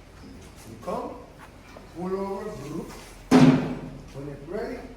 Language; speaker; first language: English; non-native, local second language; Spanish